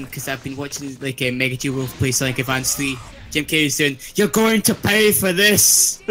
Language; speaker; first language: English; native; English